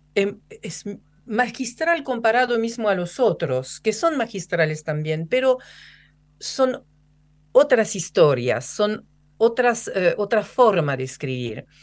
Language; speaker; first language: Spanish; non-native, fluent; French